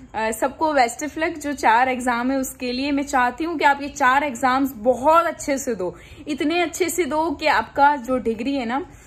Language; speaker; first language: Hindi; non-native, local second language; Gujarati